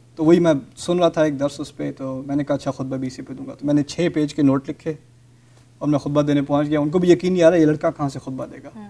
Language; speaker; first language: Urdu; early bilingual, heritage; Urdu